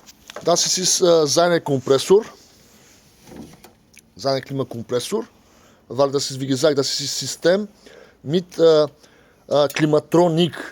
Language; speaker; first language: German; non-native, learner; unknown